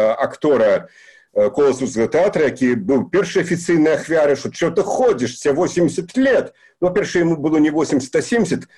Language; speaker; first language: Belarusian; native; Belarusian